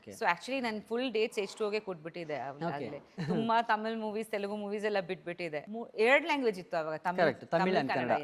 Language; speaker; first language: Kannada; non-native, fluent; Bangla